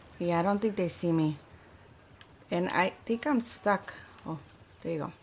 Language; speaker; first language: English; native; English